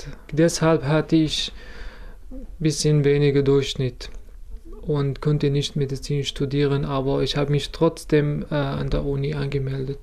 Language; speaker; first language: German; non-native, fluent; Kurdish